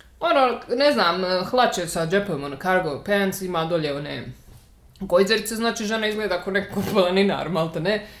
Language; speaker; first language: Bosnian; native; Bosnian